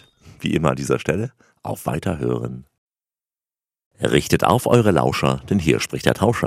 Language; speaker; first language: German; native; German